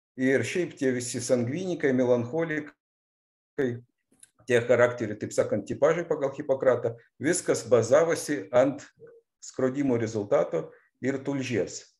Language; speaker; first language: Lithuanian; non-native, local second language; Russian